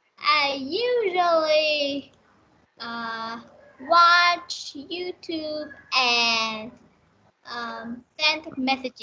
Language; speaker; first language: English; non-native, learner; Vietnamese